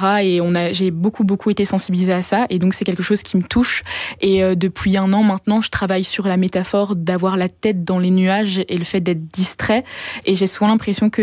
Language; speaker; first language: French; native; French